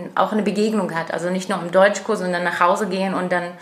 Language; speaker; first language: German; non-native, fluent; Arabic